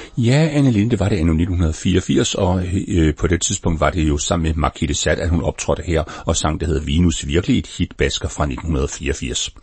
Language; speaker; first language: Danish; native; Danish